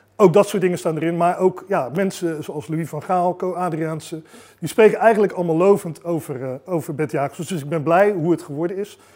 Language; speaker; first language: Dutch; native; Dutch